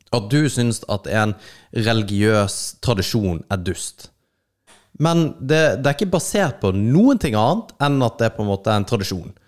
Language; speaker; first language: Norwegian; native; Norwegian